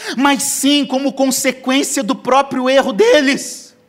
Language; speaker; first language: Portuguese; native; Portuguese